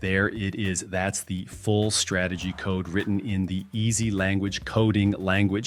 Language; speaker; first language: English; native; English